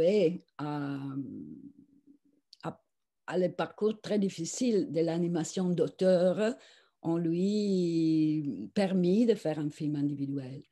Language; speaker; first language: French; non-native, fluent; Italian